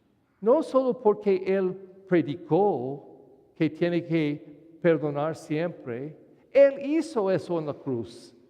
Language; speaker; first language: Spanish; non-native, fluent; English